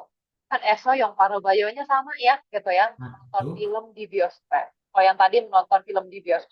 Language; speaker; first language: Indonesian; native; Indonesian